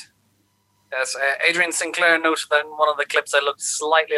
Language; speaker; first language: English; native; English